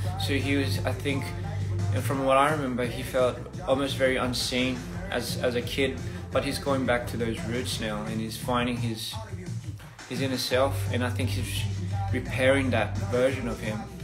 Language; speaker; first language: English; early bilingual, other home language; Korean